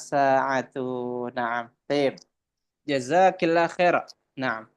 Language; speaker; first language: Arabic; non-native, fluent; Indonesian